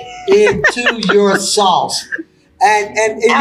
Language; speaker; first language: English; native; English